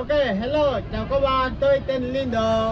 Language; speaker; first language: Vietnamese; non-native, learner; Portuguese